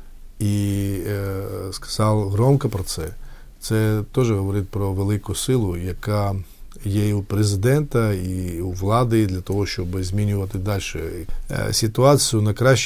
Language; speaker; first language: Ukrainian; non-native, fluent; Georgian